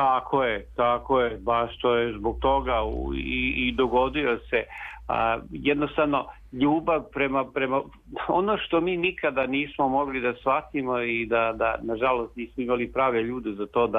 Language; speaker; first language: Serbian; native; Serbian